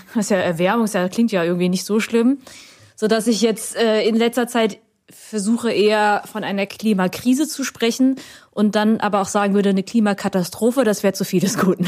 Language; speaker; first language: German; early bilingual, other home language; Vietnamese